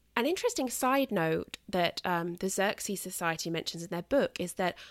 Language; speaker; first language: English; native; English